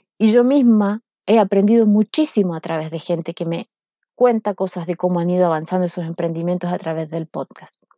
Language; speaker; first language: Spanish; native; Spanish